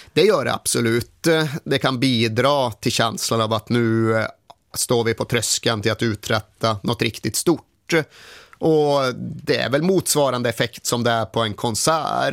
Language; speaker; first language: Swedish; native; Swedish